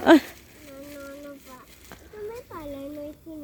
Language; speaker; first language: Italian; early bilingual, other home language; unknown